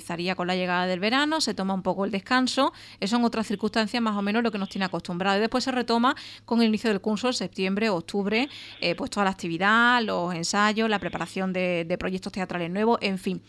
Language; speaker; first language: Spanish; native; Spanish